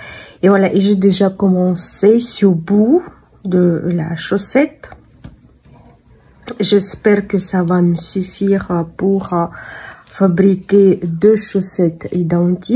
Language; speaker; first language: French; non-native, fluent; Russian